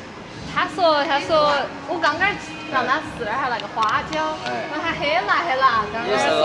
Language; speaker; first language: Chinese; native; Chinese